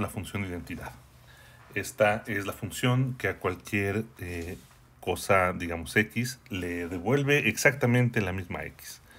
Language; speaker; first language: Spanish; native; Spanish